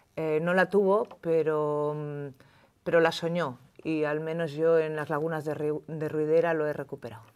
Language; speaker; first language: Spanish; native; Spanish